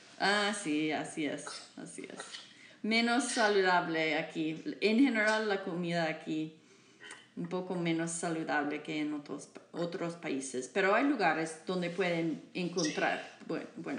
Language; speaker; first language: Spanish; non-native, learner; English